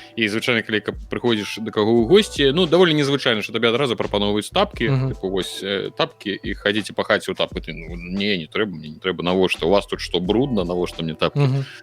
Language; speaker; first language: Belarusian; non-native, local second language; Russian